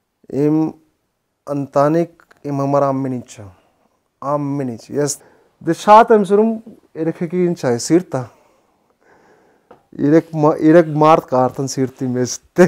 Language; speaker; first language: Armenian; non-native, learner; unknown